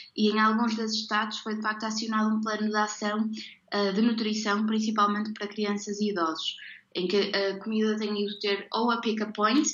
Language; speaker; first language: Portuguese; native; Portuguese